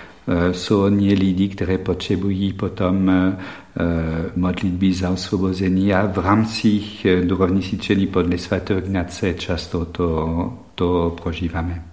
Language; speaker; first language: Czech; non-native, fluent; French